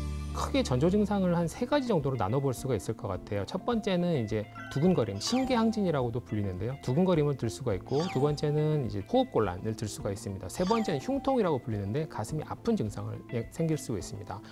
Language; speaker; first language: Korean; native; Korean